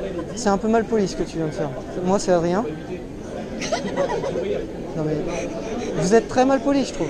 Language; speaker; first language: French; native; French